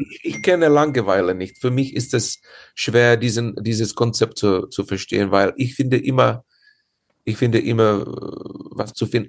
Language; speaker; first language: German; non-native, fluent; Czech